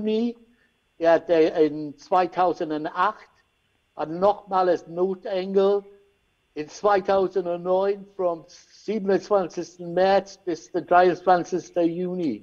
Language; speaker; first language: German; non-native, learner; English